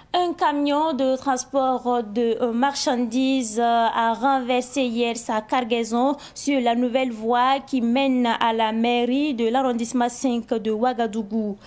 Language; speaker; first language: French; non-native, local second language; Mossi